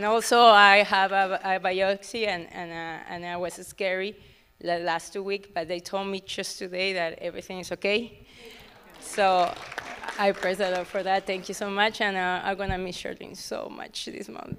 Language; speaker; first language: English; non-native, learner; Spanish